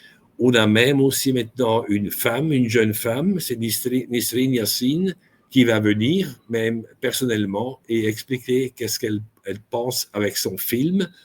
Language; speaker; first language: French; non-native, local second language; German